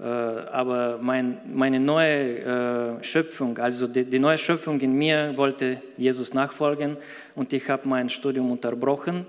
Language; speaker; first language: German; non-native, fluent; Bulgarian